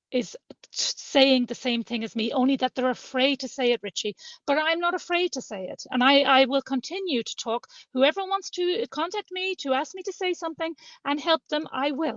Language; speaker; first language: English; native; English